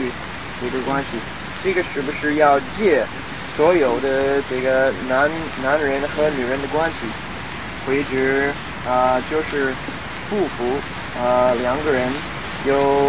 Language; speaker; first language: Chinese; non-native, fluent; English